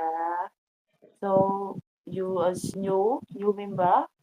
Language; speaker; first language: English; non-native, learner; Khmer